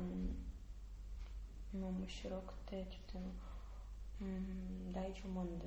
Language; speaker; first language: Japanese; non-native, learner; Russian